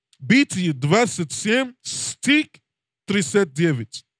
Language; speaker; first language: Russian; non-native, learner; English